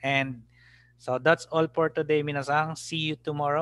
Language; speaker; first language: English; non-native, local second language; Filipino